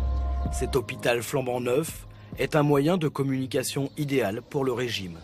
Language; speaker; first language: French; native; French